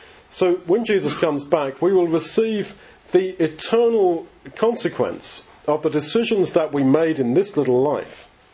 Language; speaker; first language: English; native; English